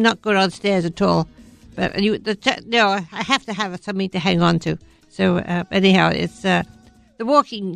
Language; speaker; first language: English; native; English